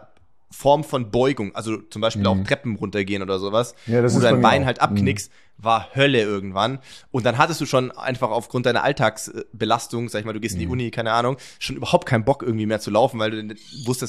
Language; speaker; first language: German; native; German